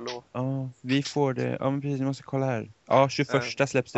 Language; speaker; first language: Swedish; native; Swedish